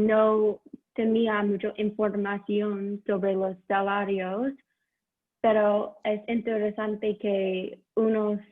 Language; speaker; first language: Spanish; non-native, learner; English